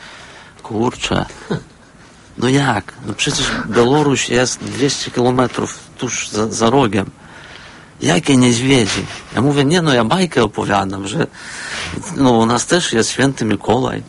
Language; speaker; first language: Polish; non-native, fluent; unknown